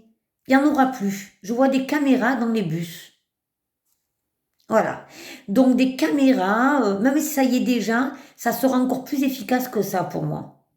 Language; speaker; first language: French; native; French